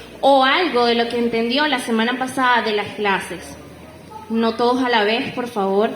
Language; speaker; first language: Spanish; native; Spanish